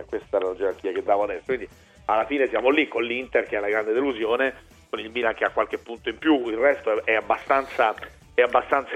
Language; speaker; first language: Italian; native; Italian